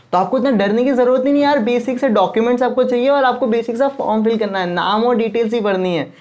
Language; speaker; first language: Hindi; non-native, local second language; Marwari